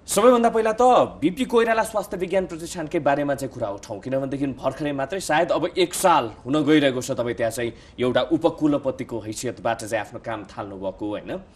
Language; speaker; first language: Nepali; native; Nepali